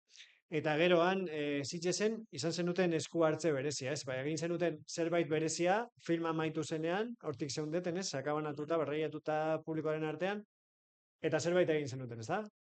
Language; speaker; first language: Basque; native; Basque